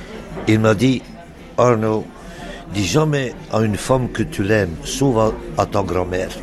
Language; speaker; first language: French; non-native, local second language; Dutch